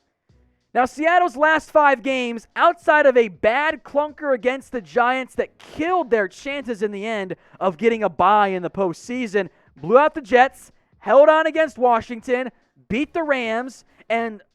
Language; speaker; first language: English; native; English